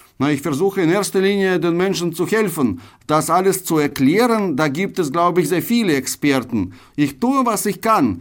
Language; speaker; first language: German; non-native, fluent; Russian